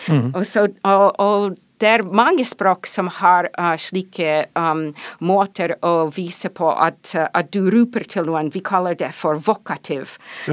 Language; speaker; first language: Norwegian; non-native, fluent; English